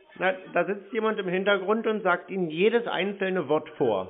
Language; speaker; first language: German; native; German